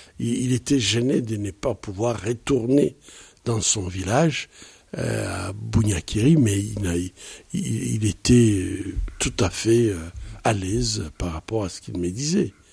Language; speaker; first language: French; non-native, local second language; Swahili